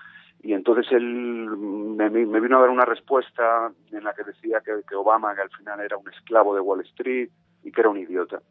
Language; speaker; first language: Spanish; native; Spanish